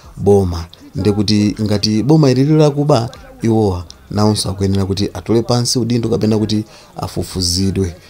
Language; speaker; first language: Nyanja; native; Nyanja